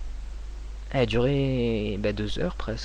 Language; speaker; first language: French; native; French